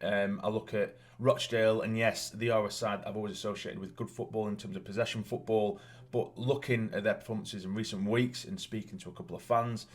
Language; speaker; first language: English; native; English